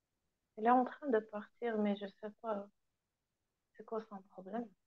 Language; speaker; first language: French; non-native, learner; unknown